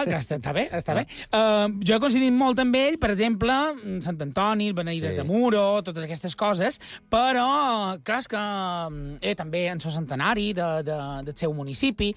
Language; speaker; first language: Catalan; native; Catalan